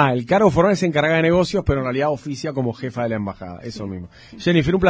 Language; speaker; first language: Spanish; native; Spanish